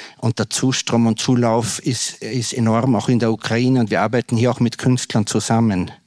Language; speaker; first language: German; native; German